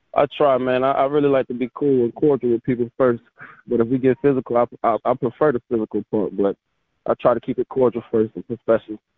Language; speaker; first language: English; native; English